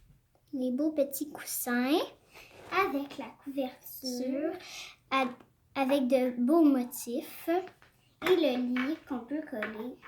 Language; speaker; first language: French; native; French